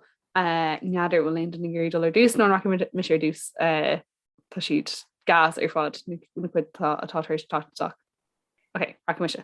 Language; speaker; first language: Irish; non-native, local second language; English